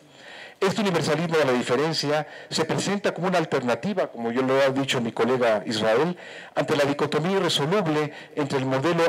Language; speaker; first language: Spanish; native; Spanish